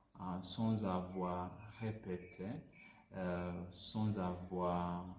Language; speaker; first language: French; non-native, learner; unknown